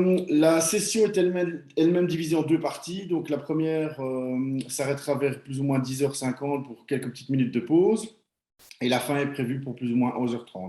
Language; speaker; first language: French; native; French